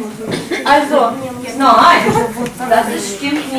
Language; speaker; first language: German; non-native, fluent; Russian